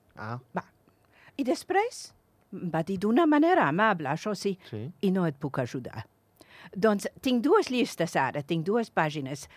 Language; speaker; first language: Catalan; non-native, fluent; English